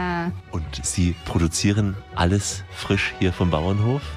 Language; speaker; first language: German; native; German